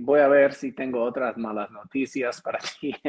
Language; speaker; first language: Spanish; non-native, learner; English